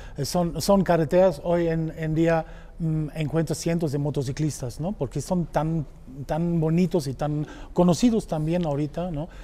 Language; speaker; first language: Spanish; non-native, fluent; German